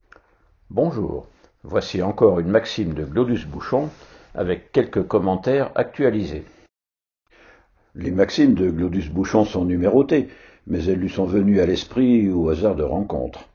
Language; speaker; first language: French; native; French